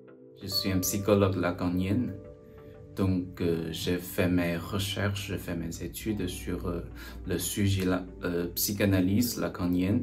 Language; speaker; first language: French; non-native, learner; Chinese